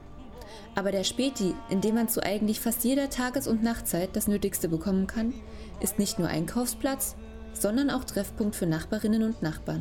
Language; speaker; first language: German; native; German